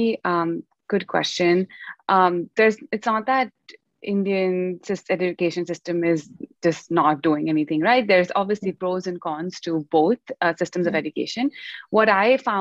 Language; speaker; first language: English; non-native, local second language; Hindi